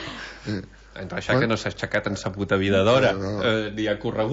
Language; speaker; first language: Catalan; native; Catalan